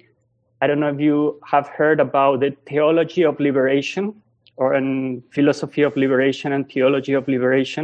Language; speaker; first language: English; non-native, fluent; Spanish